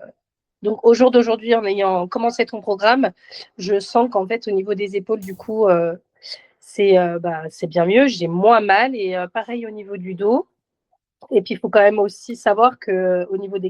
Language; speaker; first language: French; native; French